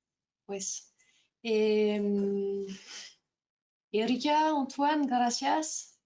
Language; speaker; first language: Spanish; non-native, fluent; French